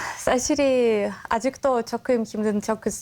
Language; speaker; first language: Korean; non-native, learner; Russian